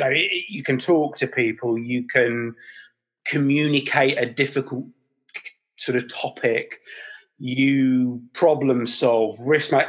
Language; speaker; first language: English; native; English